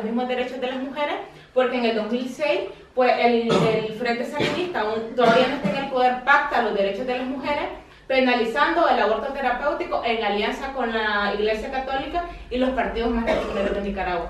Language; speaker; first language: Spanish; native; Spanish